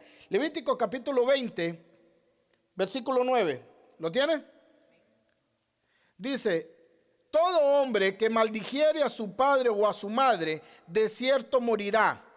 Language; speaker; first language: Spanish; native; Spanish